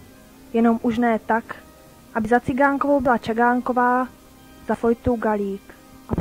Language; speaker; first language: Czech; native; Czech